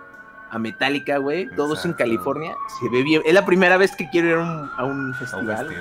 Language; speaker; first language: Spanish; native; Spanish